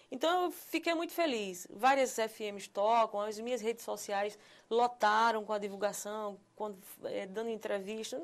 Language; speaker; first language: Portuguese; native; Portuguese